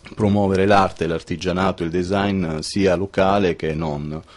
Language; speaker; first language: Italian; native; Italian